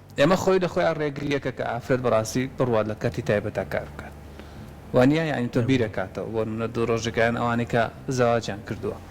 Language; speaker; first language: Central Kurdish; native; Central Kurdish